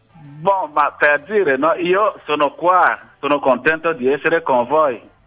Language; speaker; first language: Italian; non-native, fluent; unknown